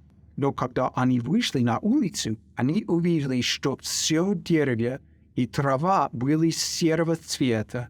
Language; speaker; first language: Russian; non-native, fluent; English